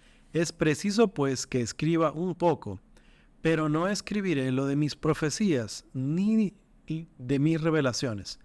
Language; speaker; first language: Spanish; native; Spanish